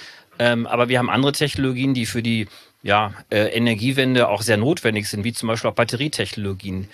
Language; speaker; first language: German; native; German